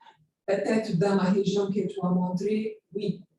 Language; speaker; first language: French; non-native, fluent; Portuguese